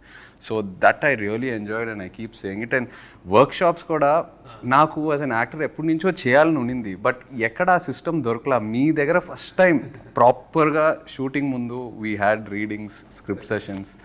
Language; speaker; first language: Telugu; native; Telugu